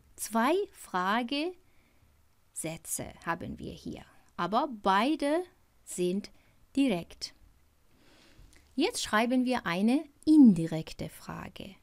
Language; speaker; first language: German; non-native, fluent; Persian